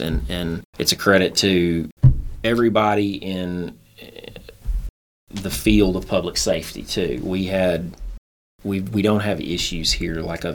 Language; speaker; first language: English; native; English